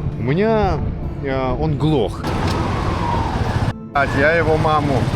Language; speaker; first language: Russian; native; Russian